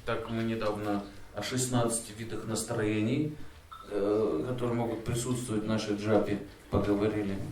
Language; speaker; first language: Russian; native; Russian